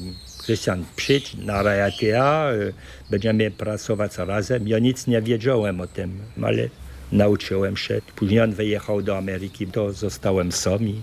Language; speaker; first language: Polish; early bilingual, heritage; French